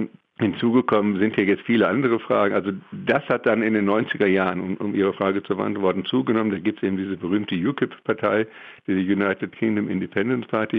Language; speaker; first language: German; native; German